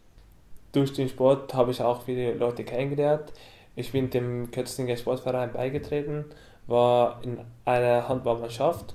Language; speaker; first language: German; non-native, fluent; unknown